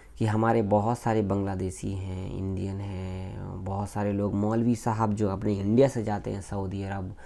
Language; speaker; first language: Hindi; native; Hindi